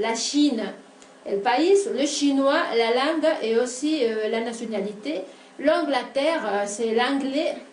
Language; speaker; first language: French; non-native, fluent; Spanish